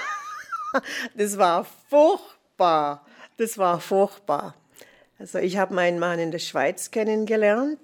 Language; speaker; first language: German; non-native, fluent; English